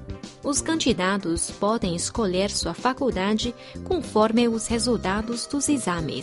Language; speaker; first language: Portuguese; non-native, fluent; Chinese